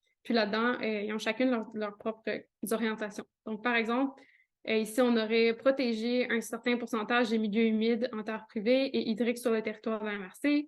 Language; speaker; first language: French; native; French